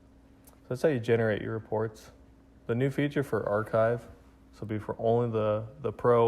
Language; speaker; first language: English; native; English